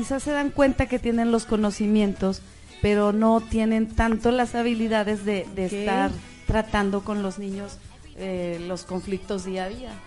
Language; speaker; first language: Spanish; native; Spanish